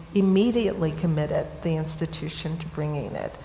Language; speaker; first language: English; native; English